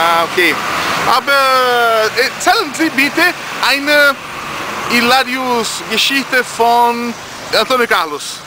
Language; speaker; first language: German; non-native, learner; Portuguese